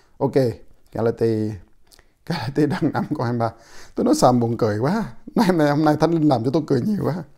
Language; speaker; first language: Vietnamese; non-native, local second language; Jarai